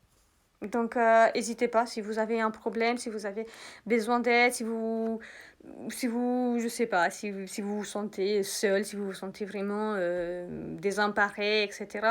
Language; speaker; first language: French; native; French